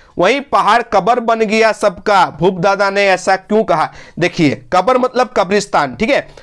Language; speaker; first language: Hindi; non-native, local second language; Bangla